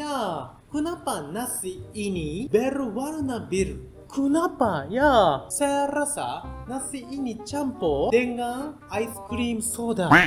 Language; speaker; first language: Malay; non-native, learner; Japanese